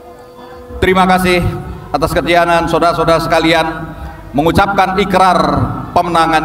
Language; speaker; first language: Indonesian; native; Indonesian